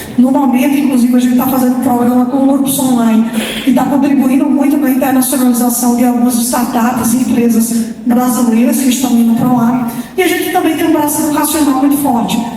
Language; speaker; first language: Portuguese; native; Portuguese